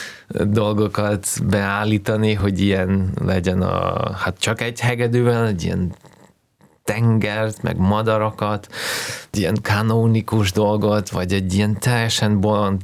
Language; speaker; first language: Hungarian; early bilingual, heritage; Hungarian